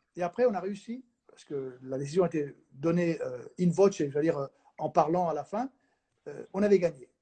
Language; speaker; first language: French; non-native, fluent; Spanish